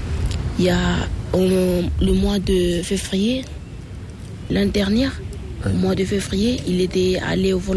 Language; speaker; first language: French; non-native, learner; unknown